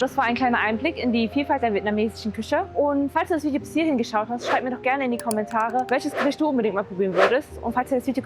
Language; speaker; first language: German; native; German